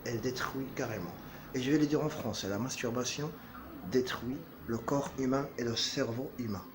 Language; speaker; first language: French; non-native, local second language; Arabic